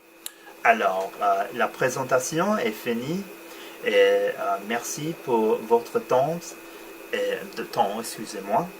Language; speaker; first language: French; non-native, learner; English